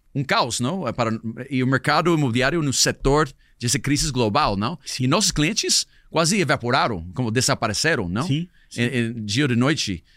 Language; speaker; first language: Portuguese; non-native, fluent; English